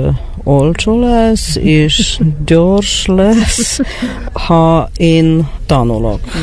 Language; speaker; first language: Hungarian; non-native, learner; Polish